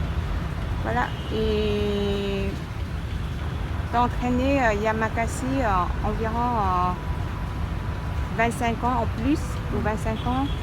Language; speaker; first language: French; non-native, learner; Vietnamese